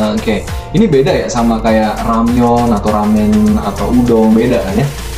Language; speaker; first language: Indonesian; native; Indonesian